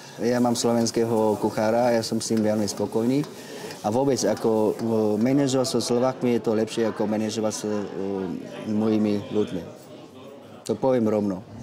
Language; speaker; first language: Slovak; non-native, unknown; Vietnamese